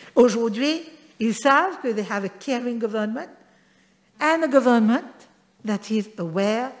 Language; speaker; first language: English; non-native, local second language; Morisyen